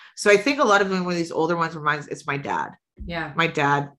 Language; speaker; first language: English; native; English